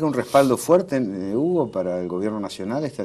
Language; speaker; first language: Spanish; native; Spanish